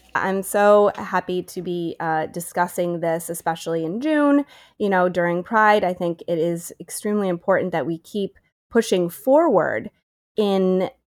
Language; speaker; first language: English; native; English